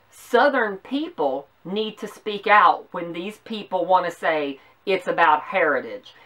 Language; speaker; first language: English; native; English